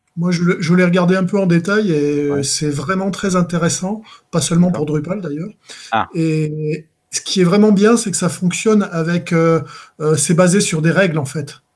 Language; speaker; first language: French; native; French